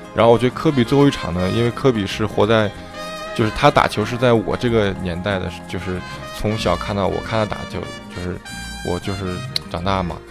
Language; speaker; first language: Chinese; native; Chinese